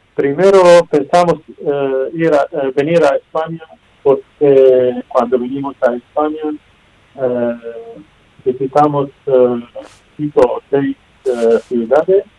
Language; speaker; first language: Spanish; non-native, learner; Arabic